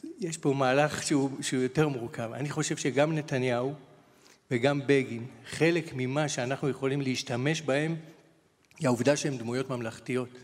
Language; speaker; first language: Hebrew; native; Hebrew